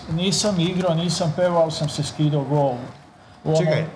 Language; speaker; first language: Serbian; native; Serbian